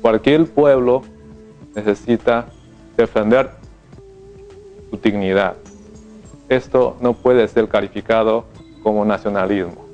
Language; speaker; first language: Spanish; non-native, fluent; Chinese